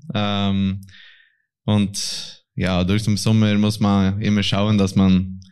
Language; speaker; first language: German; non-native, fluent; Norwegian